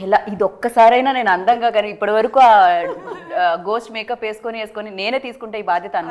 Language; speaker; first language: Telugu; native; Telugu